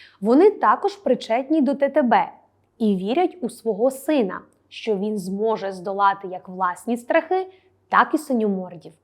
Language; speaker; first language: Ukrainian; native; Ukrainian